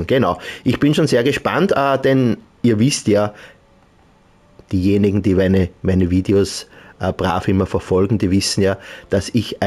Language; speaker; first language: German; native; German